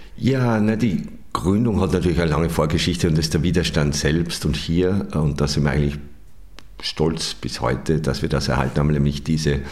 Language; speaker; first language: German; native; German